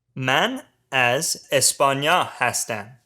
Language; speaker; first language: Persian; non-native, learner; English